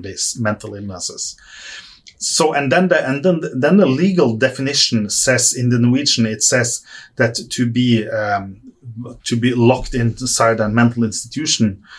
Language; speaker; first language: English; non-native, fluent; Norwegian